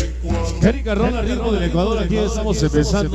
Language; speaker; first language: Spanish; native; Spanish